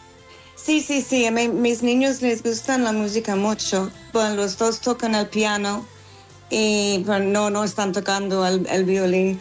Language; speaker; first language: Spanish; non-native, fluent; English